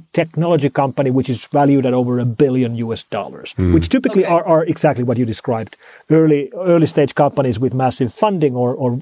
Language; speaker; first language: English; non-native, fluent; Finnish